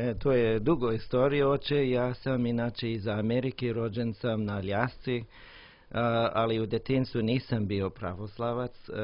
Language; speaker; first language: Croatian; non-native, learner; English